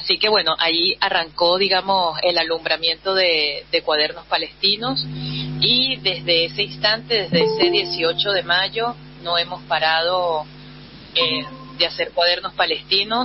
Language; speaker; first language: Spanish; native; Spanish